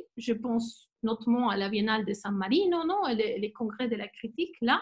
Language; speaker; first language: French; non-native, fluent; Spanish